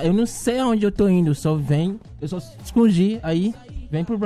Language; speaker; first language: Portuguese; non-native, fluent; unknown